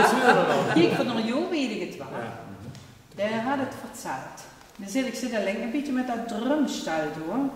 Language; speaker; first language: Dutch; native; Dutch